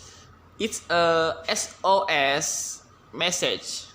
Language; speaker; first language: English; non-native, learner; Indonesian